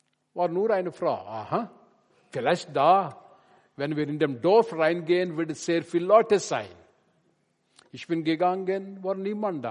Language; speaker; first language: German; non-native, learner; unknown